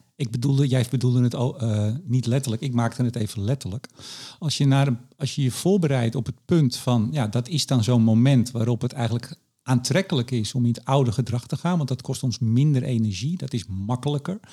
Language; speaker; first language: Dutch; native; Dutch